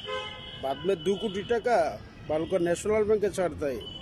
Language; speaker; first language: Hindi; non-native, learner; Bangla